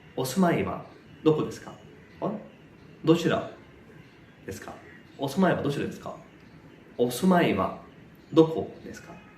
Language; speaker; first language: Japanese; non-native, fluent; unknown